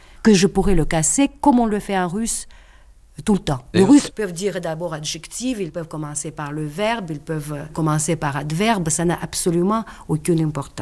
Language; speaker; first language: French; non-native, fluent; Russian